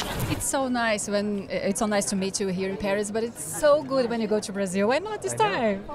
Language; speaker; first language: English; non-native, fluent; Portuguese